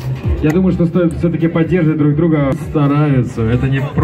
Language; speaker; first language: Russian; native; Russian